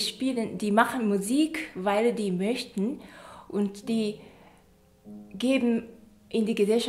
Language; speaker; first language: German; non-native, fluent; Japanese